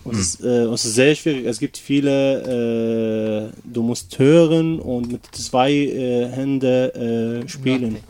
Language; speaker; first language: German; non-native, learner; Arabic